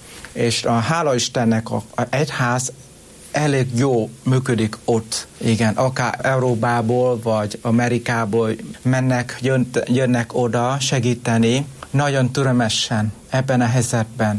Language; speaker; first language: Hungarian; non-native, learner; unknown